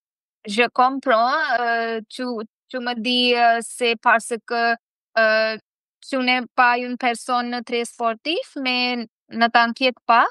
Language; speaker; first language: French; non-native, fluent; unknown